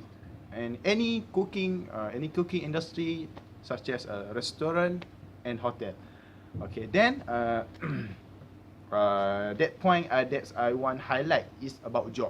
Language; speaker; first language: English; non-native, learner; Malay